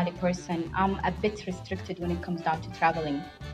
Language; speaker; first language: English; non-native, fluent; Somali